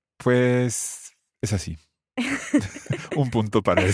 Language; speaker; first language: Spanish; non-native, fluent; English